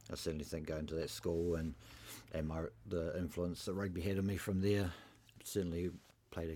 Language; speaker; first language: English; native; English